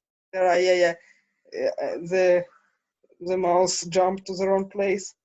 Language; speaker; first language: English; non-native, fluent; Russian